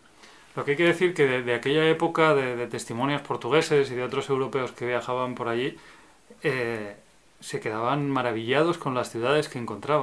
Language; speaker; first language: Spanish; native; Spanish